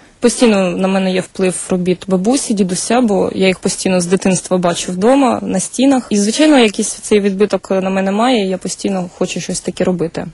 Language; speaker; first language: Ukrainian; native; Ukrainian